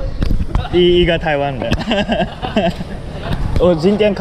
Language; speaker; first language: Chinese; non-native, learner; Japanese